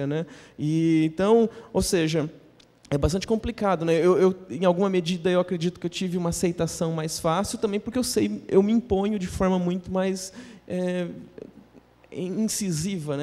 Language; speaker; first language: Portuguese; native; Portuguese